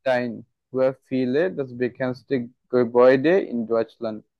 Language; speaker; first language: German; non-native, fluent; Bangla